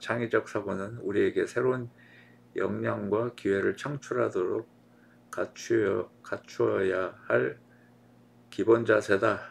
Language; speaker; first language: Korean; native; Korean